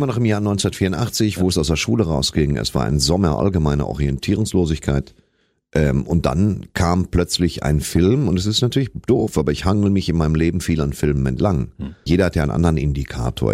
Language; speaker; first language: German; native; German